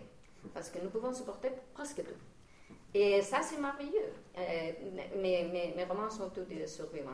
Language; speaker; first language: French; non-native, fluent; Spanish